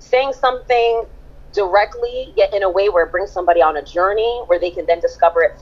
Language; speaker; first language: English; early bilingual, other home language; German